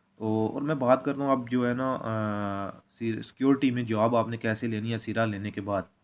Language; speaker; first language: Hindi; non-native, local second language; Punjabi